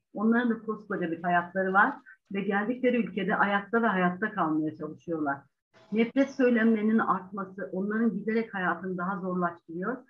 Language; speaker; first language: Turkish; native; Turkish